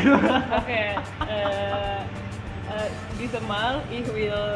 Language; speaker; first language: German; non-native, learner; Indonesian